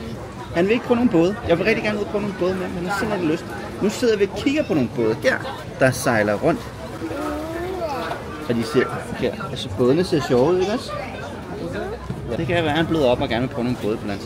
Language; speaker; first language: Danish; native; Danish